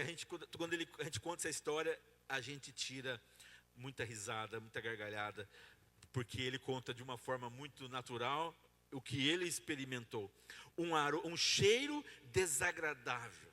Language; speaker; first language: Portuguese; native; Portuguese